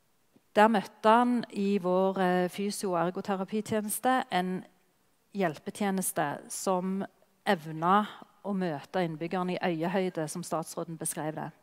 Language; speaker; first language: Norwegian; native; Norwegian